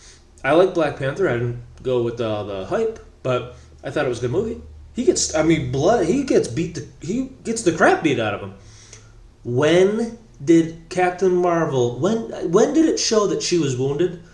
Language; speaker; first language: English; native; English